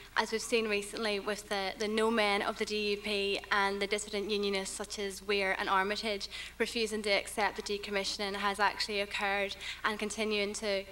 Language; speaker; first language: English; native; English